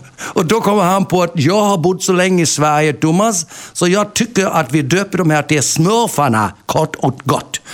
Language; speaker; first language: Swedish; native; Swedish